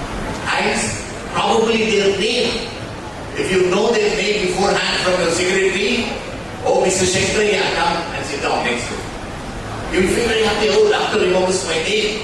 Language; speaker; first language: English; non-native, local second language; Telugu